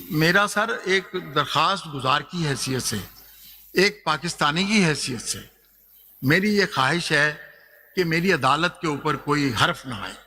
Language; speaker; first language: Urdu; non-native, local second language; Punjabi